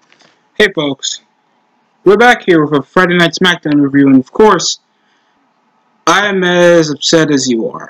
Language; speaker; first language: English; native; English